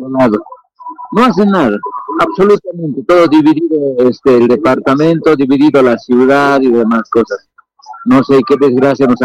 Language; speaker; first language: Spanish; native; Spanish